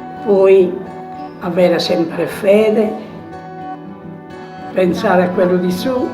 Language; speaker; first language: Italian; non-native, local second language; Sardinian